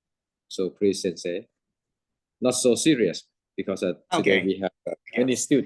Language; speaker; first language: English; non-native, fluent; Thai